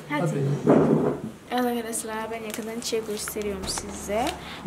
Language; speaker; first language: Turkish; non-native, learner; Indonesian